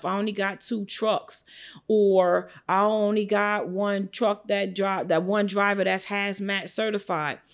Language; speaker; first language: English; native; English